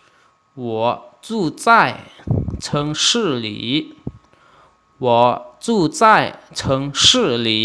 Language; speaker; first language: Chinese; non-native, fluent; Lao